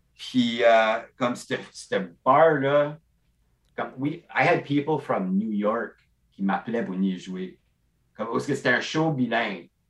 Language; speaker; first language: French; non-native, local second language; English